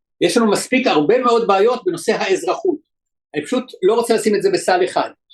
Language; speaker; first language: Hebrew; native; Hebrew